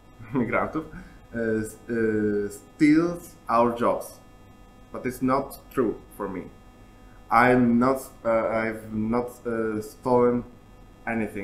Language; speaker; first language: English; non-native, learner; Italian